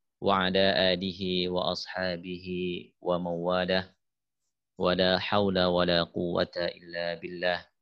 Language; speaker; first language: Arabic; non-native, fluent; Indonesian